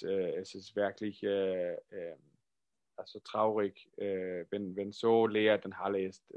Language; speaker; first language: German; non-native, fluent; Danish